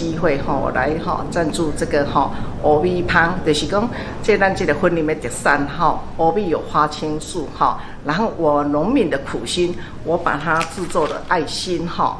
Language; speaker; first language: Chinese; non-native, local second language; Min Nan Chinese